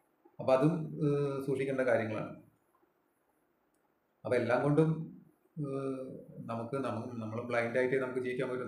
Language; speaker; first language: Malayalam; native; Malayalam